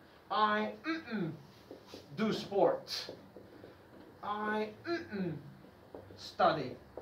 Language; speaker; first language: English; non-native, fluent; Spanish